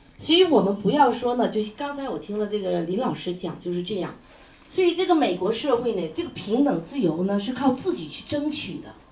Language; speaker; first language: Chinese; native; Chinese